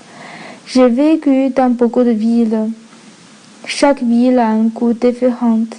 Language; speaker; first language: French; non-native, learner; Chinese